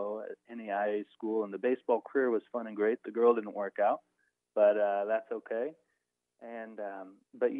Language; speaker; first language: English; native; English